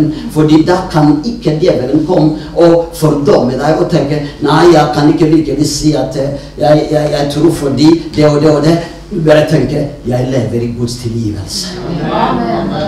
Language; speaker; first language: Norwegian; non-native, fluent; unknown